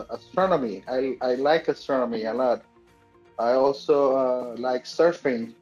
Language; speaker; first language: English; native; English